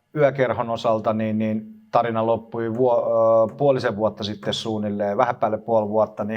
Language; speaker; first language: Finnish; early bilingual, other home language; Turkish